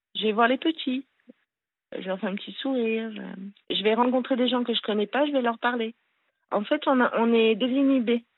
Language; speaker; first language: French; native; French